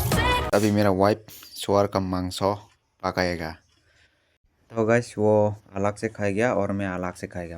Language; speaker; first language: Hindi; non-native, local second language; Kok Borok